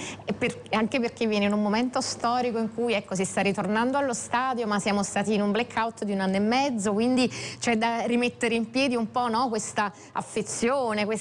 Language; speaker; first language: Italian; native; Italian